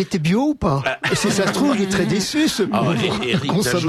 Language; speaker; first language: French; native; French